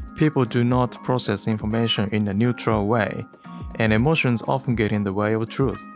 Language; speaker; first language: English; non-native, fluent; Japanese